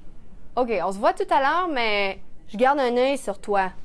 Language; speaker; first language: French; native; French